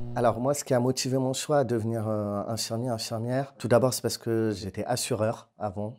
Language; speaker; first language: French; native; French